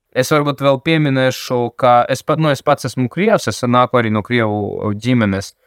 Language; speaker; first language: Latvian; non-native, local second language; Russian